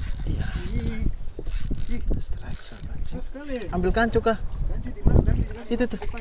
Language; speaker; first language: Malay; native; Malay